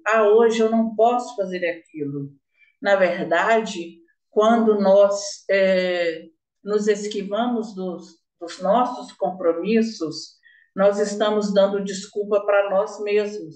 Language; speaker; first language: Portuguese; native; Portuguese